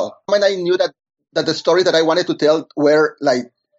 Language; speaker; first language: English; non-native, fluent; Spanish